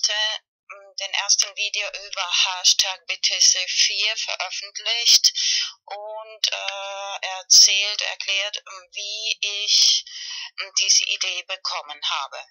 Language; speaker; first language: German; non-native, learner; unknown